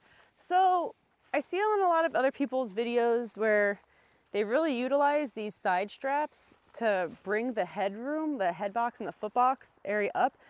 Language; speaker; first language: English; native; English